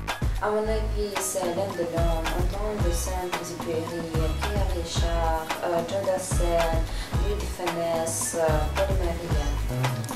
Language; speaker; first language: French; non-native, learner; Russian